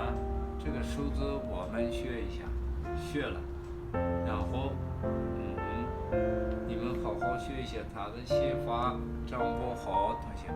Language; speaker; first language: Chinese; non-native, fluent; Kazakh